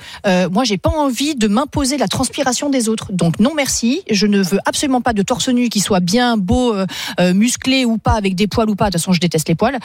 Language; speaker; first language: French; native; French